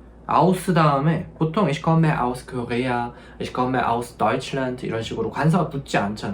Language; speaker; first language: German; non-native, fluent; Korean